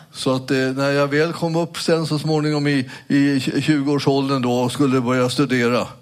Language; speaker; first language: Swedish; native; Swedish